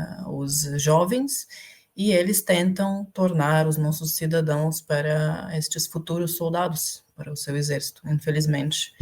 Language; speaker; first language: Portuguese; non-native, fluent; Ukrainian